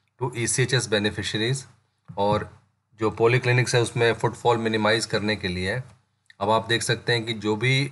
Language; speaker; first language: Hindi; native; Hindi